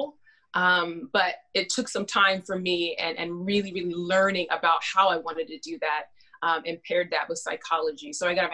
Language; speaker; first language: English; native; English